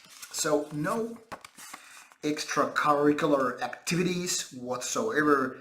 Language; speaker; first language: English; non-native, fluent; Finnish